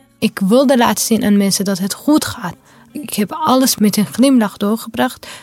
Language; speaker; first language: Dutch; non-native, fluent; Kurdish